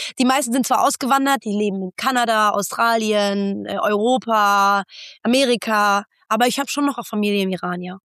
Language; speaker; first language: German; early bilingual, other home language; Persian